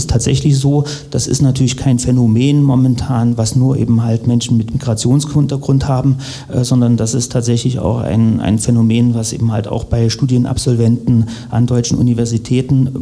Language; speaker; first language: German; native; German